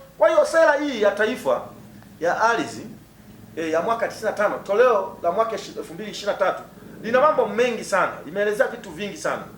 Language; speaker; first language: Swahili; native; Swahili